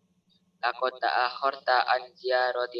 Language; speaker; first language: Arabic; non-native, learner; Indonesian